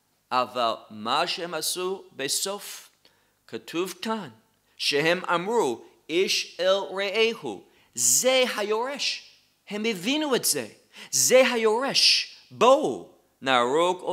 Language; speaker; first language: Hebrew; non-native, fluent; English